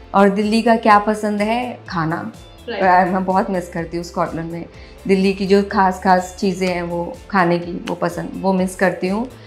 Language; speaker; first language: Hindi; native; Hindi